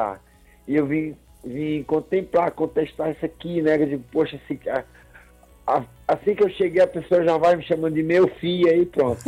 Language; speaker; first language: Portuguese; native; Portuguese